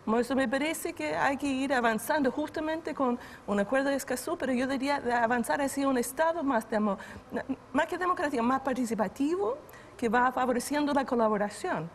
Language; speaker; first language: Spanish; non-native, fluent; English